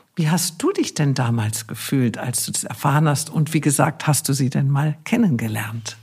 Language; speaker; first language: German; native; German